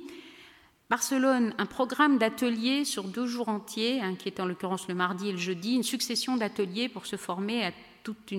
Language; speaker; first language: French; native; French